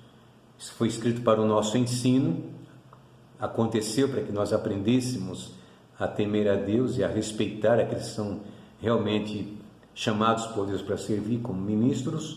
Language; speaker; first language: Portuguese; native; Portuguese